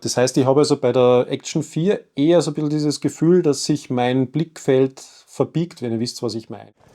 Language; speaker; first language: German; native; German